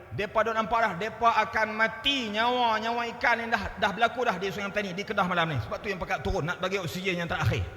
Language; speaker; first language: Malay; native; Malay